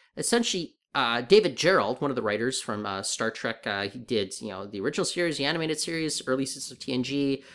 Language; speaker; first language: English; native; English